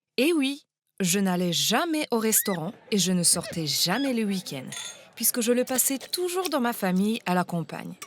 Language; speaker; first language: French; non-native, fluent; Polish